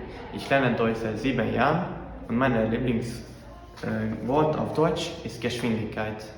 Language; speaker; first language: German; non-native, learner; Serbian